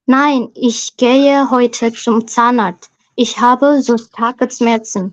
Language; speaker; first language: German; non-native, learner; Indonesian